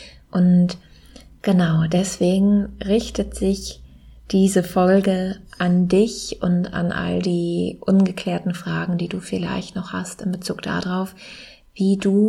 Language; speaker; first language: German; native; German